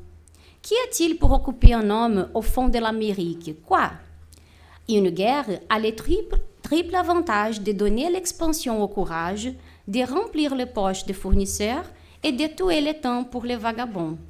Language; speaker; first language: French; non-native, fluent; Portuguese